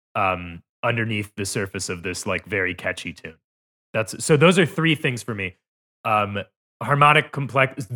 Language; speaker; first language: English; native; English